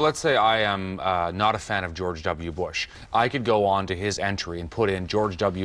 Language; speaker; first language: English; native; English